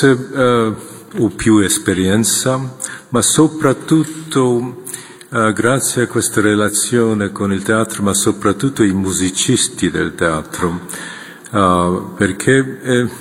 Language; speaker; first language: Italian; non-native, fluent; Korean